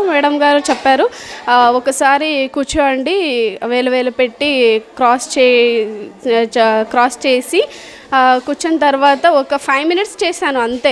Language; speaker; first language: Telugu; non-native, learner; Kannada